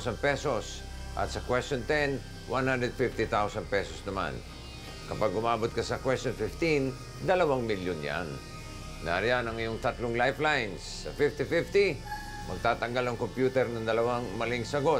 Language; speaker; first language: Filipino; native; Filipino